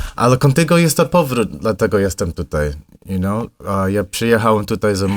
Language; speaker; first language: Polish; non-native, learner; English